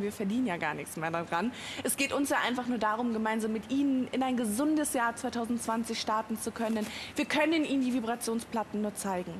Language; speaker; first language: German; native; German